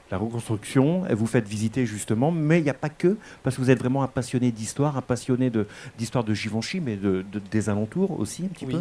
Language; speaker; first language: French; native; French